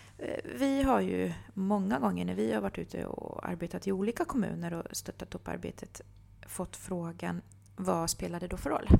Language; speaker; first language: Swedish; early bilingual, other home language; Bosnian